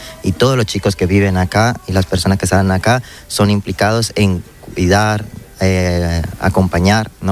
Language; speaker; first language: Spanish; native; Spanish